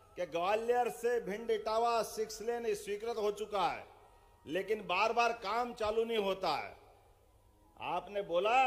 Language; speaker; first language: Hindi; native; Hindi